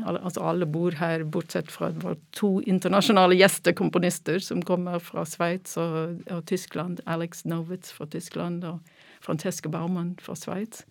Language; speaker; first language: Norwegian; non-native, fluent; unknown